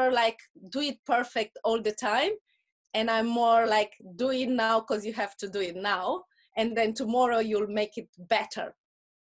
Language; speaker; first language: English; non-native, fluent; Russian